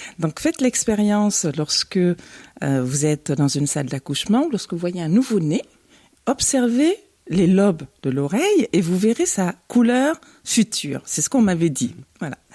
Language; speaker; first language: French; early bilingual, other home language; Bambara